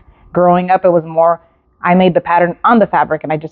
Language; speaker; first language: English; native; English